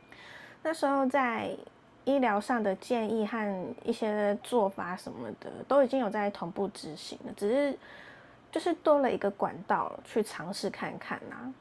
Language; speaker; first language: Chinese; native; Chinese